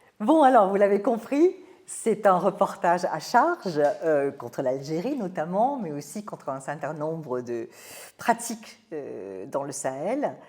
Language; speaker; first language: French; native; French